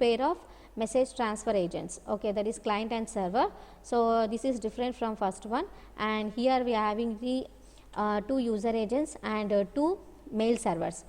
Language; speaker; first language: English; non-native, local second language; Telugu